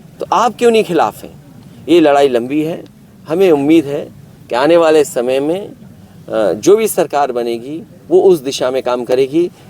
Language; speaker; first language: Hindi; native; Hindi